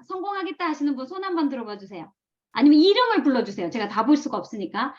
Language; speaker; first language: Korean; native; Korean